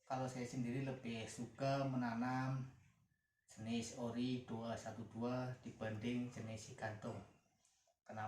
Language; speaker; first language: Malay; non-native, local second language; Javanese